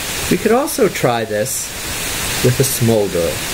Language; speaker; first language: English; native; English